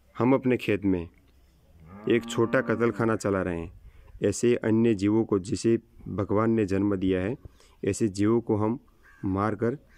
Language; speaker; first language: Hindi; non-native, local second language; Gujarati